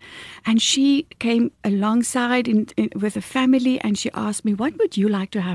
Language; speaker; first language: English; non-native, fluent; Afrikaans